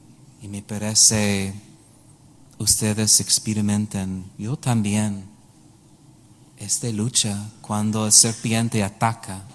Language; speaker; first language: Spanish; non-native, learner; English